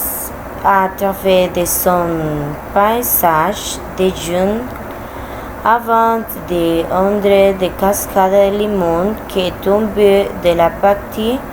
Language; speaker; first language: French; non-native, learner; Spanish